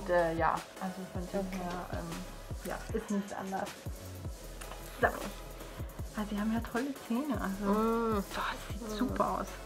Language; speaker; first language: German; native; German